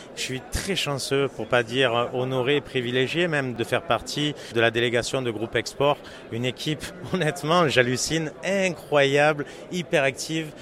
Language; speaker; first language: French; native; French